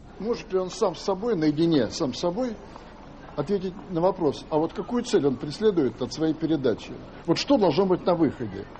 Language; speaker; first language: Russian; non-native, fluent; English